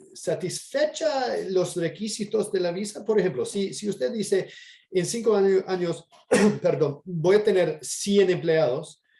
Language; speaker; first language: Spanish; non-native, fluent; English